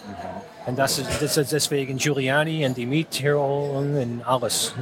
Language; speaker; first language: German; non-native, fluent; English